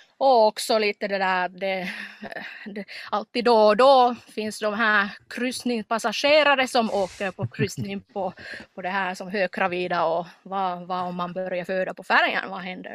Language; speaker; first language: Swedish; non-native, local second language; Finnish